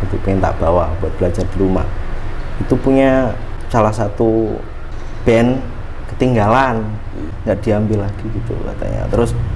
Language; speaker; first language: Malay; non-native, local second language; Javanese